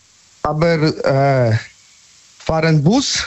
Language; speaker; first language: German; non-native, learner; Polish